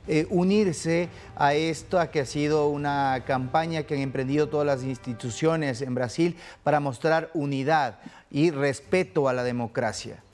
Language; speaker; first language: Spanish; native; Spanish